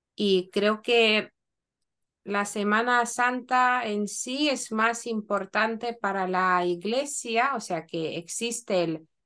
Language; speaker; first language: Spanish; non-native, fluent; Lithuanian